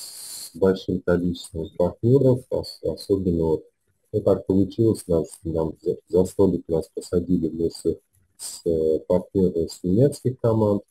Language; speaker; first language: Russian; native; Russian